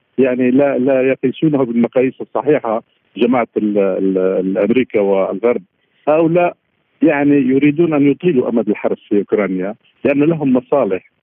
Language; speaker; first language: Arabic; native; Arabic